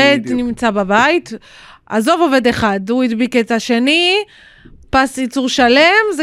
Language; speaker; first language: Hebrew; native; Hebrew